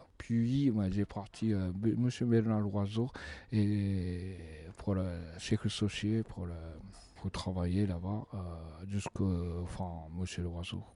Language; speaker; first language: French; non-native, learner; Japanese